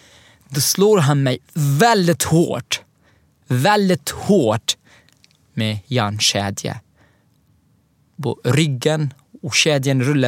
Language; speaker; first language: Swedish; non-native, fluent; Arabic